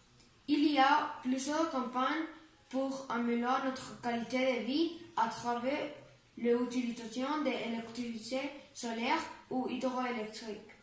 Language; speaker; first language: French; non-native, learner; Spanish